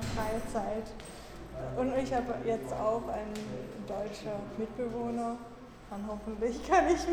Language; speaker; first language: German; early bilingual, heritage; English